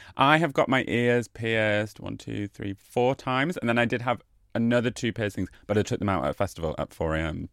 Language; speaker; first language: English; native; English